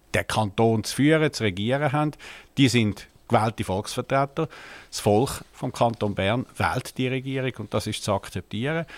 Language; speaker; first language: German; native; German